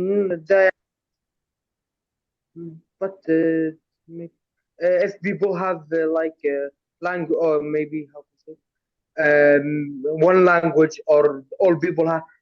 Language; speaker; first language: English; non-native, learner; Arabic